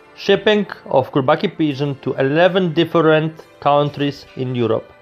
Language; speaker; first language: English; non-native, learner; Polish